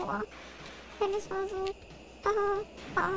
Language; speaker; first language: German; early bilingual, other home language; Japanese